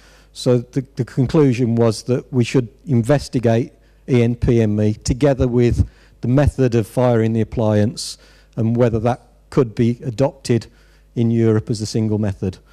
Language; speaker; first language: English; native; English